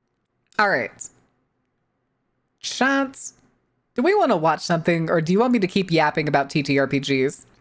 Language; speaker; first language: English; native; English